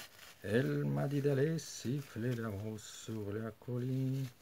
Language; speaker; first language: French; non-native, fluent; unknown